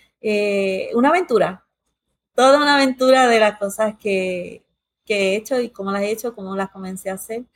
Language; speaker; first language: Spanish; early bilingual, heritage; Spanish